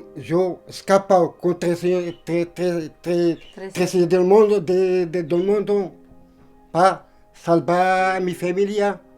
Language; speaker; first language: Spanish; non-native, learner; Arabic